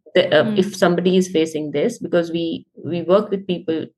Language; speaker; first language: English; non-native, local second language; Hindi